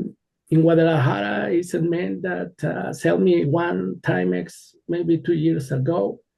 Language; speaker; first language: English; non-native, learner; Spanish